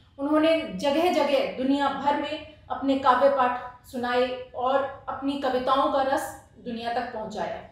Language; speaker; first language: Hindi; native; Hindi